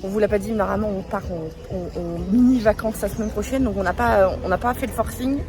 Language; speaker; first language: French; native; French